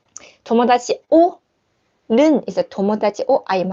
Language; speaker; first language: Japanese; non-native, fluent; Chinese